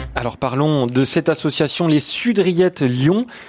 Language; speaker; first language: French; native; French